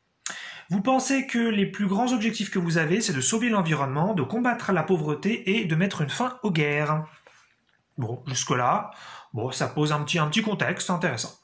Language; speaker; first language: French; native; French